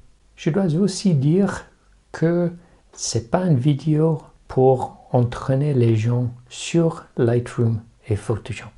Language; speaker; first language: French; non-native, fluent; English